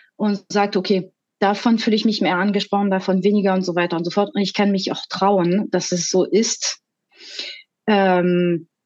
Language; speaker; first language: German; non-native, fluent; French